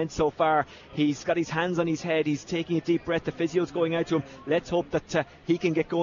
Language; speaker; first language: English; native; English